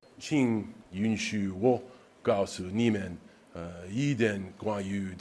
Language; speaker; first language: Chinese; non-native, learner; English